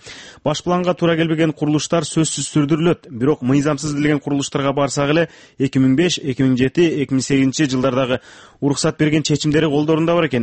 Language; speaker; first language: Kyrgyz; native; Kyrgyz